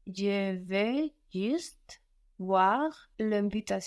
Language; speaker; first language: French; non-native, learner; English